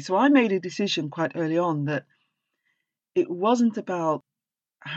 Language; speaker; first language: English; native; English